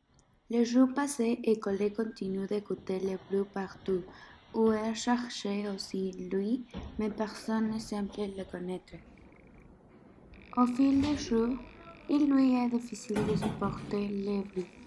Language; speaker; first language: French; non-native, learner; Spanish